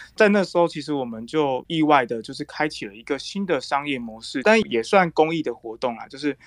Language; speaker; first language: Chinese; native; Chinese